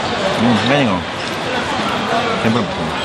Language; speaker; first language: Vietnamese; non-native, learner; Korean